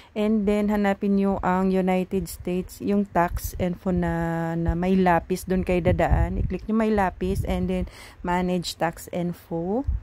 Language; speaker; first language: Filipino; native; Filipino